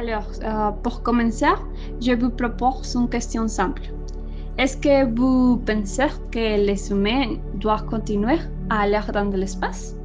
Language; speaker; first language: French; non-native, fluent; Spanish